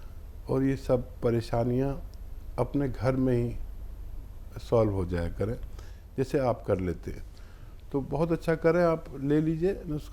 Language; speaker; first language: Hindi; native; Hindi